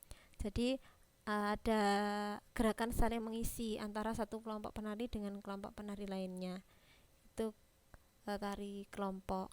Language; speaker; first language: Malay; non-native, local second language; Javanese